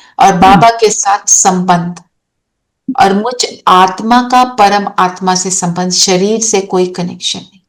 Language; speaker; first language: Hindi; native; Hindi